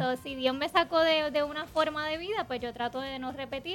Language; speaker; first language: Spanish; native; Spanish